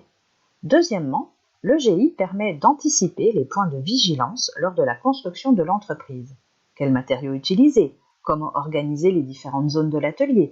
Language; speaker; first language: French; native; French